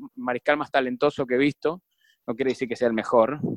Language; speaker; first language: Spanish; native; Spanish